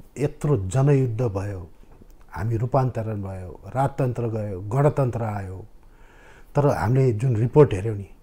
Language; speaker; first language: Nepali; native; Nepali